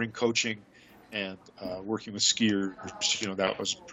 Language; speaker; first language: English; native; English